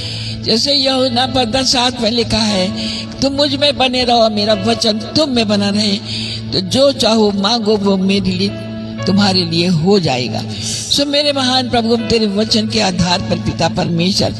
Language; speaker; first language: Hindi; native; Hindi